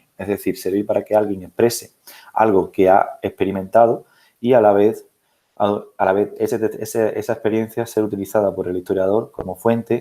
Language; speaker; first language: Spanish; native; Spanish